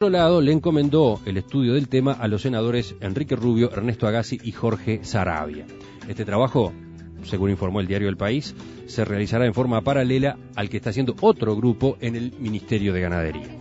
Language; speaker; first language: Spanish; native; Spanish